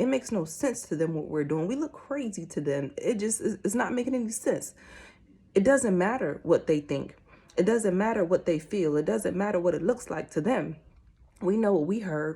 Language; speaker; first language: English; native; English